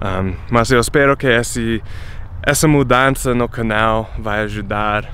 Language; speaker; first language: Portuguese; non-native, fluent; English